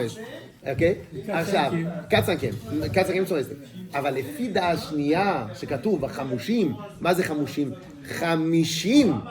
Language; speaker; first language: Hebrew; non-native, fluent; French